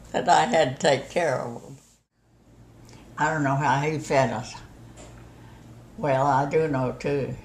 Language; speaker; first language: English; native; English